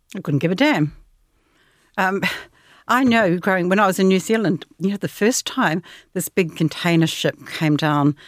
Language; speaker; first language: English; native; English